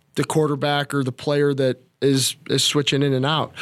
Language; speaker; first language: English; native; English